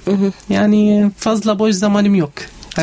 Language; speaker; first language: Turkish; non-native, fluent; Arabic